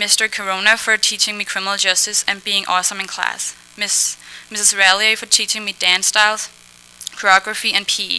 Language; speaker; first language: English; non-native, fluent; Danish